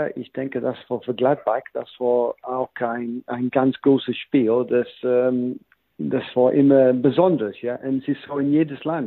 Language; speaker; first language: German; non-native, fluent; English